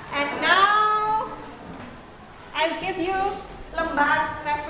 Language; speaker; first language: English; non-native, fluent; Indonesian